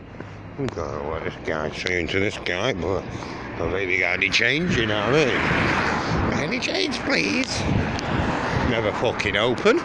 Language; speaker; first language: English; native; English